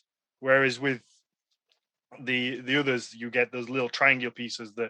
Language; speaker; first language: English; native; English